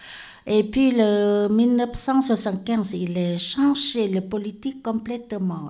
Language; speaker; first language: French; non-native, learner; Lao